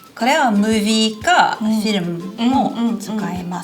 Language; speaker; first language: Japanese; non-native, fluent; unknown